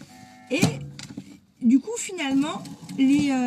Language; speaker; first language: French; native; French